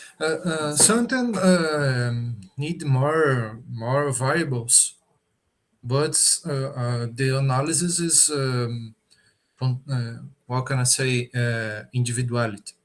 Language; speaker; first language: English; non-native, learner; Portuguese